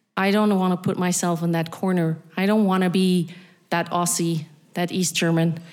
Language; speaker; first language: English; non-native, fluent; German